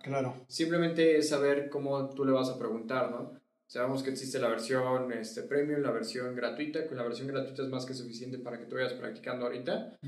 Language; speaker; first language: Spanish; native; Spanish